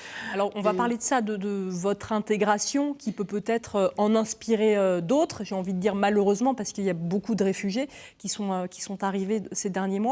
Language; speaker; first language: French; native; French